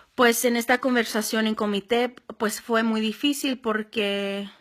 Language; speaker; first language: Spanish; early bilingual, heritage; Spanish